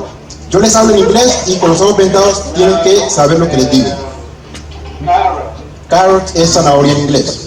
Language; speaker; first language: Spanish; native; Spanish